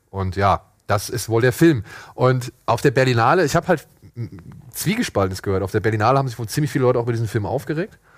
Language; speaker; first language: German; native; German